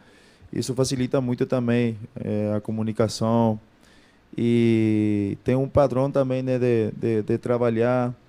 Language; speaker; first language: Portuguese; non-native, fluent; Spanish